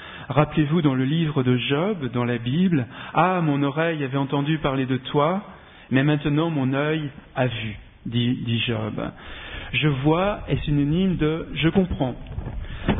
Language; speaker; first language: French; native; French